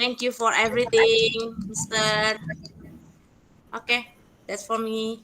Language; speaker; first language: English; non-native, learner; Indonesian